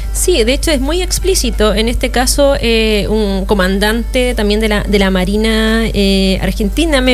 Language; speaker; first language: Spanish; native; Spanish